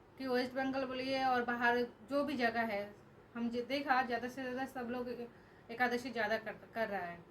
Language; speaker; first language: Hindi; non-native, local second language; Bangla